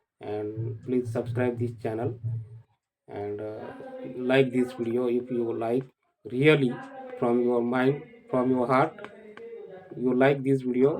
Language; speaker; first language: English; non-native, learner; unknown